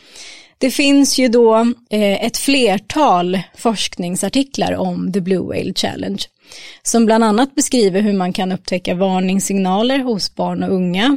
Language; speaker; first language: Swedish; native; Swedish